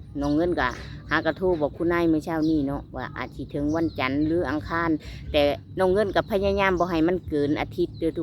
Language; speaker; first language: Thai; non-native, local second language; Lao